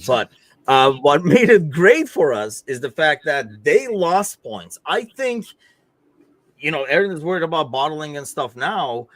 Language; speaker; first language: English; native; English